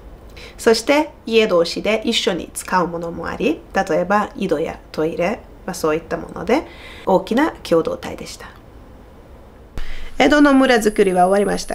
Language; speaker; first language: Japanese; non-native, fluent; Hungarian